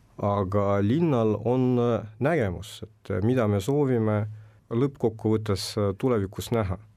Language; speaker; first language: Estonian; non-native, local second language; Russian